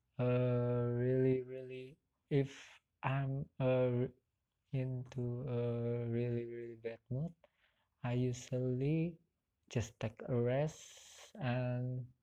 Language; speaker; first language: English; non-native, learner; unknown